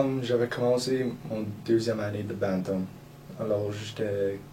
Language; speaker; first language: French; non-native, local second language; English